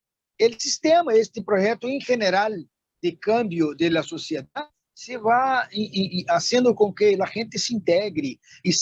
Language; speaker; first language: Spanish; non-native, fluent; Portuguese